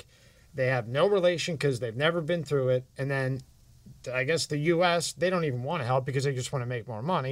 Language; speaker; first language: English; native; English